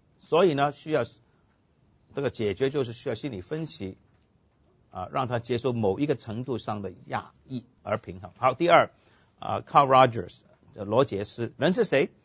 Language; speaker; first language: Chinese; non-native, local second language; Cantonese